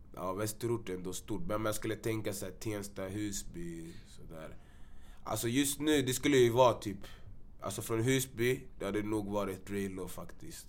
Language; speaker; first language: Swedish; early bilingual, other home language; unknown